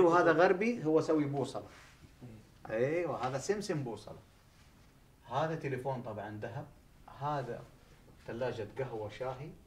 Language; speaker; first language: Arabic; non-native, learner; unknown